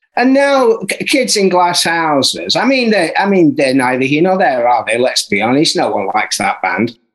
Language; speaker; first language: English; native; English